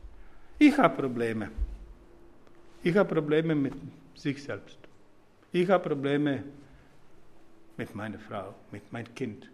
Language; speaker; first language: German; non-native, fluent; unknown